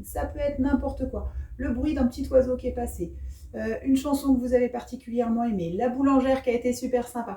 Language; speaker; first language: French; native; French